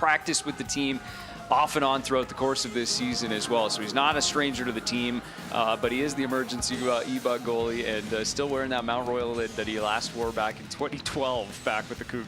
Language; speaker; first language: English; native; English